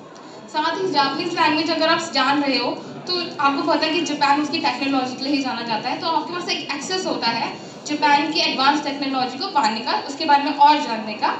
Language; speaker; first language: Hindi; native; Hindi